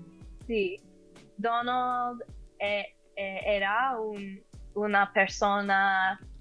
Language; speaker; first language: Spanish; non-native, learner; English